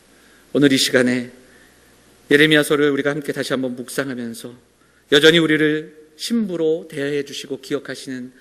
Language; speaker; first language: Korean; native; Korean